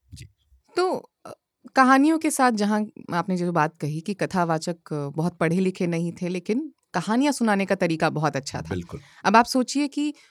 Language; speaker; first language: Hindi; native; Hindi